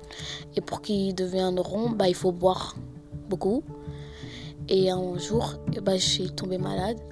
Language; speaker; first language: French; early bilingual, other home language; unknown